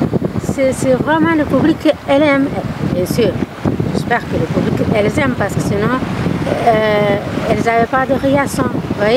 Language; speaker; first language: French; non-native, learner; Kabuverdianu